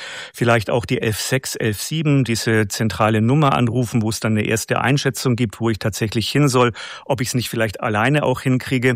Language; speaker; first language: German; native; German